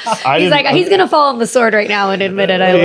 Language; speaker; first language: English; native; English